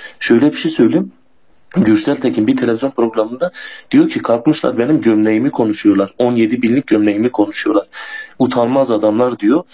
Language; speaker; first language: Turkish; non-native, local second language; Kurdish